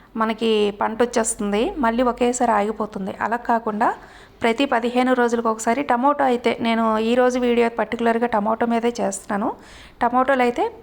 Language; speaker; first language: Telugu; native; Telugu